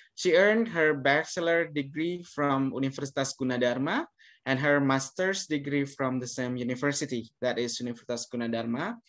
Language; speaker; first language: English; non-native, fluent; Indonesian